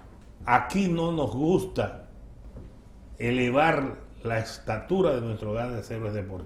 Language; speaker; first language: Spanish; native; Spanish